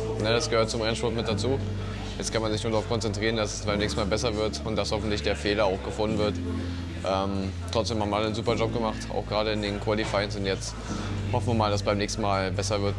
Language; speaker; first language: German; native; German